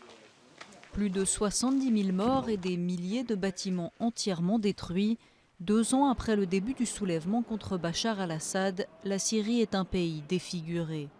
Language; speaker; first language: French; native; French